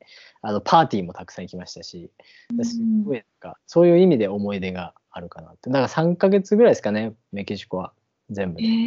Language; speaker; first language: Japanese; native; Japanese